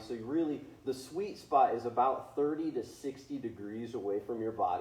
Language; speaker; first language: English; native; English